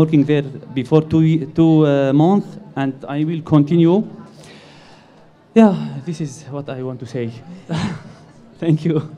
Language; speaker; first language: English; non-native, learner; Arabic